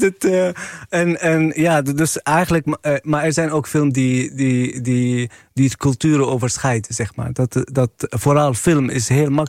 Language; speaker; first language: Dutch; non-native, fluent; Arabic